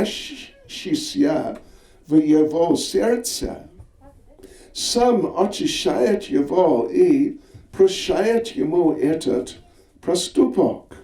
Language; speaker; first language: Russian; non-native, learner; English